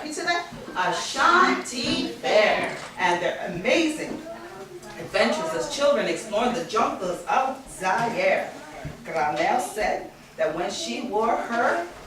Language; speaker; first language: English; early bilingual, other home language; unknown